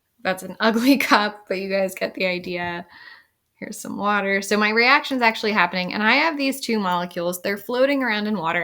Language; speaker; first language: English; native; English